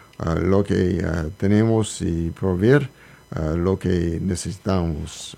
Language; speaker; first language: Spanish; non-native, learner; English